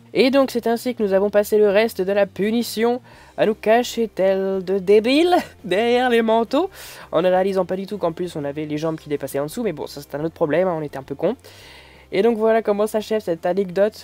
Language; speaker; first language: French; native; French